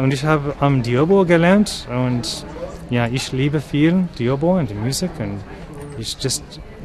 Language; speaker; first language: German; non-native, learner; English